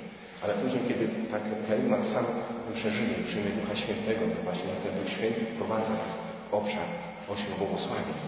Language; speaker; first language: Polish; native; Polish